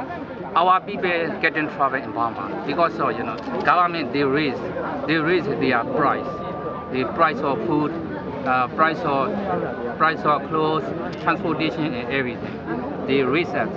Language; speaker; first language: English; non-native, learner; Burmese